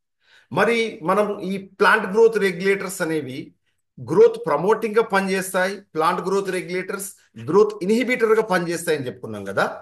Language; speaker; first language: Telugu; native; Telugu